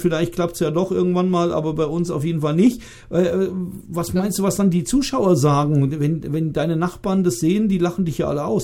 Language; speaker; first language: German; native; German